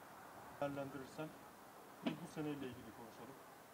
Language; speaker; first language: Turkish; native; Turkish